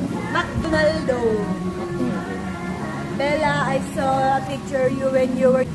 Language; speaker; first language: English; non-native, local second language; Filipino